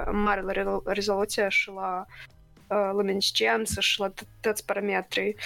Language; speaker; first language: Romanian; native; Romanian